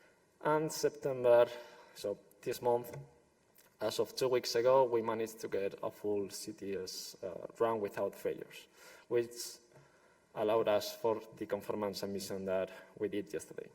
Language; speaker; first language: English; non-native, fluent; Spanish